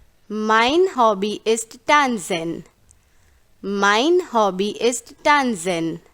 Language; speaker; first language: German; non-native, fluent; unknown